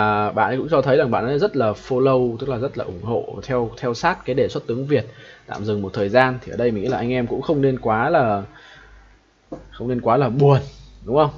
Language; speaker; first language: Vietnamese; native; Vietnamese